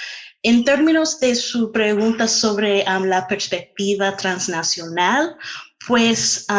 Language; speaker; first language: Spanish; non-native, fluent; English